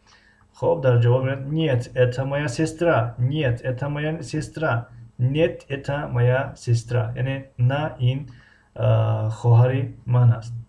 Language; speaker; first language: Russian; non-native, fluent; Tajik